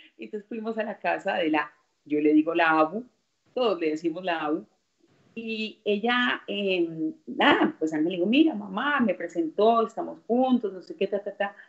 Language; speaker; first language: Spanish; native; Spanish